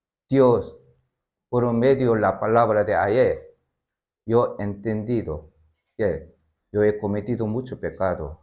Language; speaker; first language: Spanish; non-native, learner; Korean